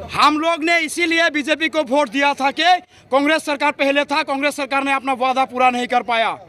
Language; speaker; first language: Hindi; non-native, local second language; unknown